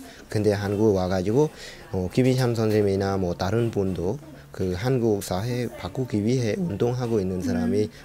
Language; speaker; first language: Korean; non-native, fluent; Khmer